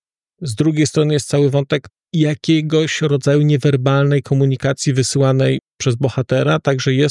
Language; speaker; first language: Polish; native; Polish